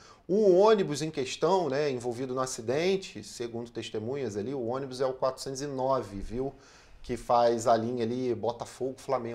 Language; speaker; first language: Portuguese; native; Portuguese